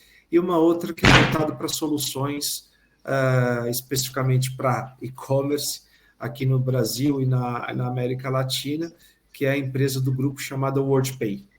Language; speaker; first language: Portuguese; native; Portuguese